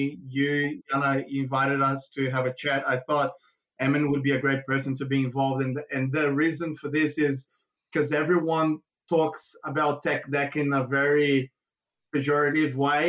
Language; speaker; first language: English; non-native, fluent; Portuguese